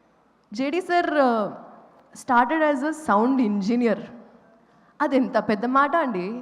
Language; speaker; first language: Telugu; non-native, local second language; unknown